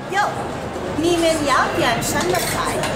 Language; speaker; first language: Chinese; non-native, learner; English